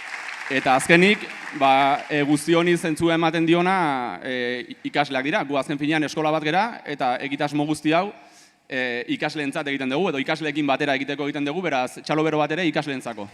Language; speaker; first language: Basque; native; Basque